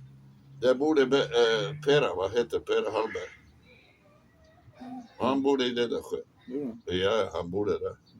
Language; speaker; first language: Swedish; non-native, fluent; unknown